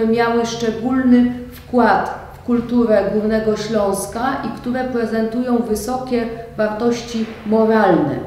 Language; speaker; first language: Polish; native; Polish